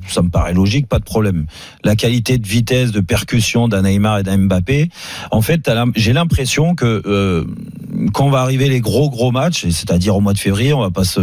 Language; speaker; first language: French; native; French